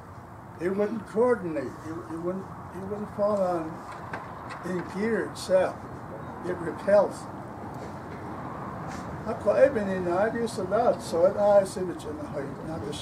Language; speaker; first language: English; non-native, local second language; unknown